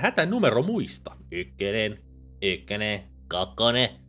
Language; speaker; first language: Finnish; native; Finnish